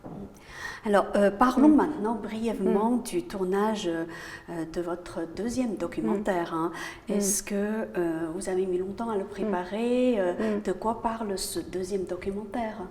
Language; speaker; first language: French; native; French